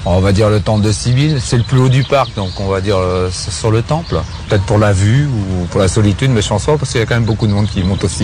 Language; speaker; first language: French; native; French